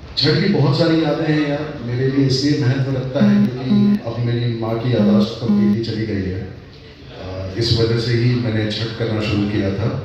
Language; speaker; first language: Hindi; native; Hindi